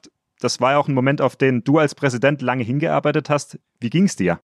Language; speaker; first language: German; native; German